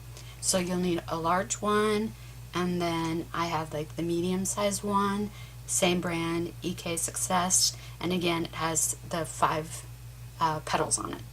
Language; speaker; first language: English; native; English